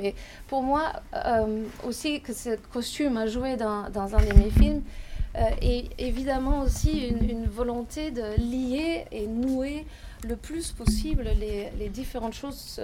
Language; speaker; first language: French; non-native, fluent; German